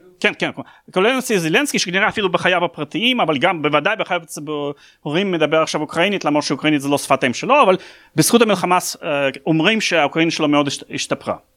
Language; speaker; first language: Hebrew; non-native, fluent; Russian